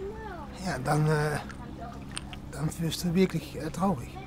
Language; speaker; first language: German; non-native, learner; Dutch